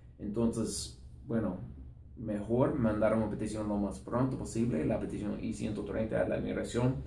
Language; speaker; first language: Spanish; non-native, fluent; English